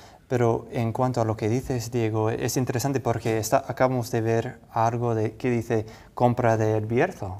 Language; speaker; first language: Spanish; non-native, fluent; English